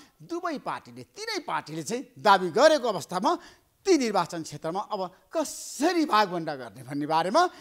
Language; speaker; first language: Nepali; native; Nepali